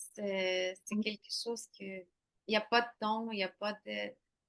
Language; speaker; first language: French; non-native, learner; Ukrainian